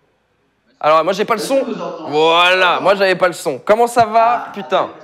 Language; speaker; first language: French; native; French